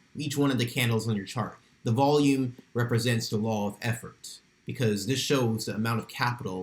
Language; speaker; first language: English; native; English